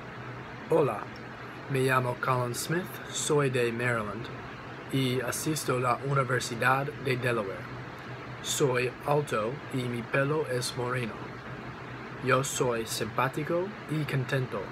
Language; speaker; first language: Spanish; non-native, learner; English